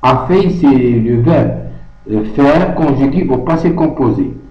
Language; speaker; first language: French; non-native, local second language; Arabic